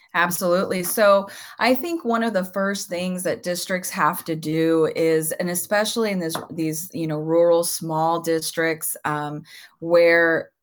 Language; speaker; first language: English; early bilingual, other home language; Spanish